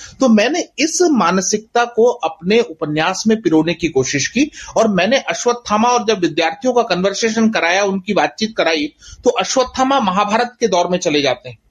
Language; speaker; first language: Hindi; native; Hindi